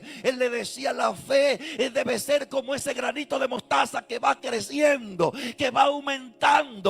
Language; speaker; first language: Spanish; native; Spanish